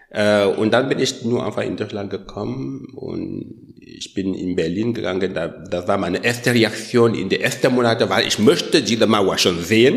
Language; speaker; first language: German; non-native, learner; French